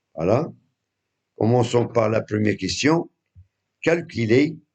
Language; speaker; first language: French; non-native, local second language; Arabic